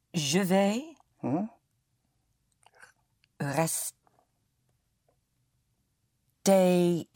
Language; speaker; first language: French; non-native, learner; English